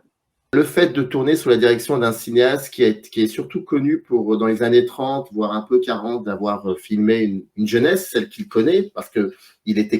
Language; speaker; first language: French; native; French